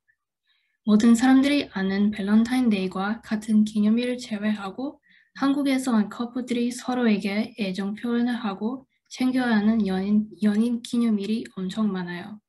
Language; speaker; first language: Korean; non-native, fluent; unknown